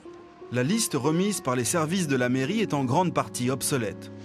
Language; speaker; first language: French; native; French